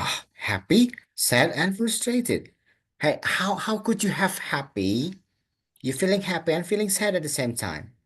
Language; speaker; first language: English; non-native, local second language; Indonesian